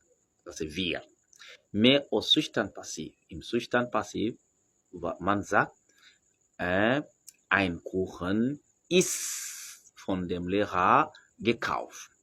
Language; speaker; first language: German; non-native, fluent; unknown